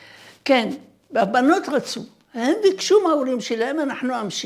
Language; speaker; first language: Hebrew; non-native, fluent; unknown